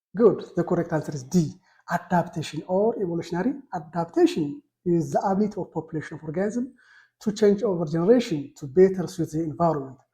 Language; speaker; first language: English; non-native, local second language; Amharic